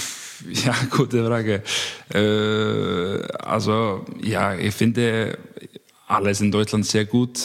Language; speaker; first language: German; non-native, learner; Icelandic